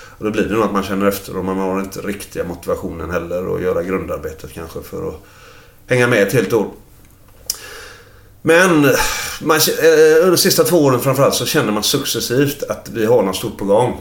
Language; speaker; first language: Swedish; native; Swedish